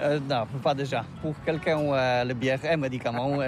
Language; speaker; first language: French; non-native, learner; Polish